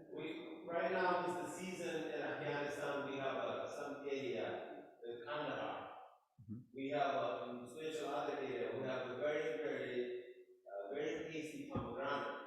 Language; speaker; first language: English; non-native, local second language; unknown